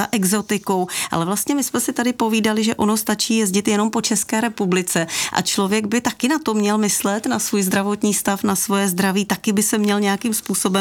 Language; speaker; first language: Czech; native; Czech